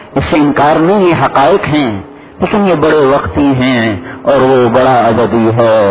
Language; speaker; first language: Urdu; non-native, local second language; Saraiki